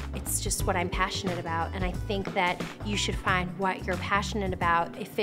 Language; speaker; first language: English; native; English